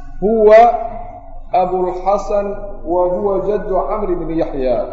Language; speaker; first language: Arabic; non-native, local second language; Somali